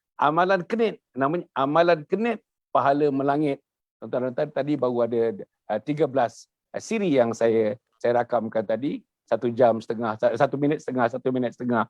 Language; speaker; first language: Malay; native; Malay